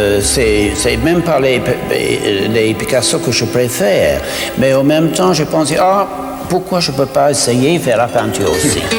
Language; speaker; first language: French; non-native, fluent; English